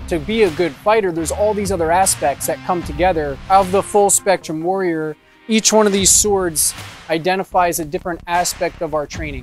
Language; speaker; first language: English; native; English